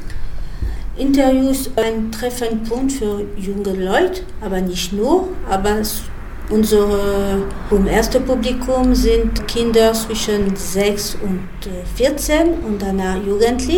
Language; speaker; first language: German; non-native, learner; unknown